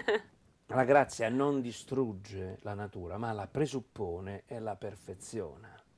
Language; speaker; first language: Italian; native; Italian